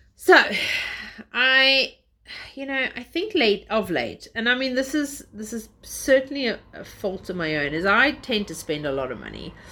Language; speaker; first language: English; native; English